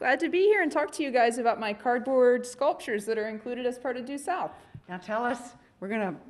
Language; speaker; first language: English; native; English